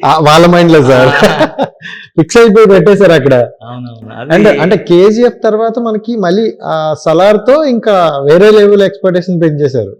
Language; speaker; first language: Telugu; native; Telugu